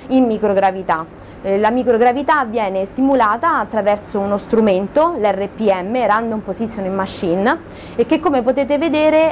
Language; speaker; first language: Italian; native; Italian